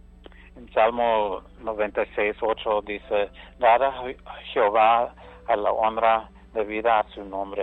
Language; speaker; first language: Spanish; early bilingual, heritage; English